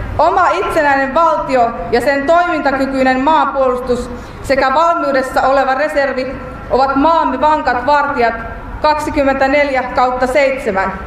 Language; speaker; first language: Finnish; native; Finnish